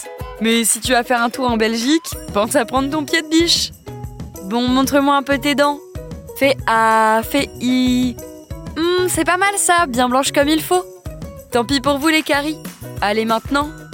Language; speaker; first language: French; native; French